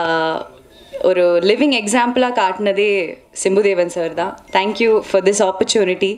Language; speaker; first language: Tamil; non-native, local second language; Malayalam